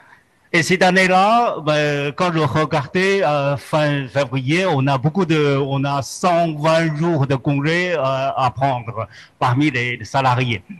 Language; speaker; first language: French; non-native, fluent; Chinese